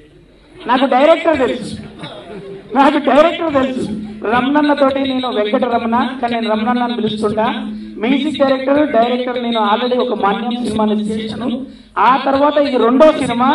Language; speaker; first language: Telugu; native; Telugu